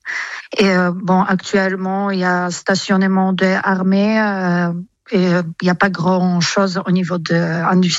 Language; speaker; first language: French; non-native, fluent; Polish